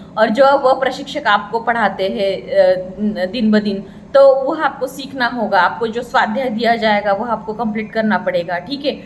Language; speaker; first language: Hindi; non-native, local second language; Marathi